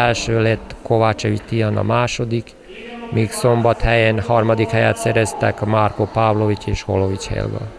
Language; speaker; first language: Hungarian; native; Hungarian